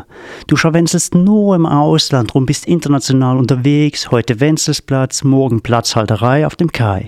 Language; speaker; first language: German; native; German